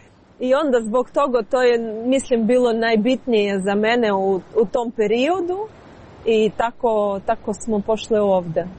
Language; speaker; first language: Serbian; non-native, learner; Ukrainian